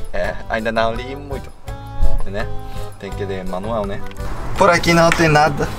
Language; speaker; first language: Portuguese; non-native, learner; Japanese